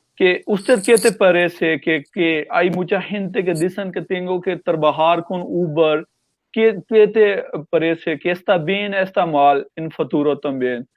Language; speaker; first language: Spanish; non-native, learner; Urdu